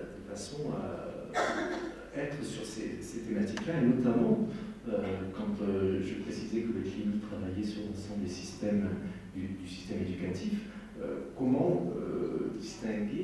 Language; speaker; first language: French; native; French